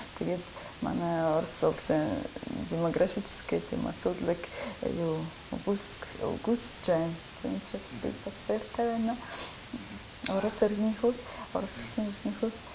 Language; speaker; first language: Mongolian; non-native, fluent; Russian